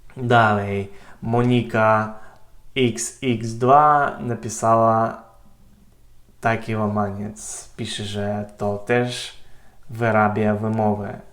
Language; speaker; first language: Polish; non-native, learner; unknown